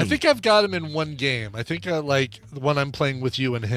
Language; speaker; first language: English; native; English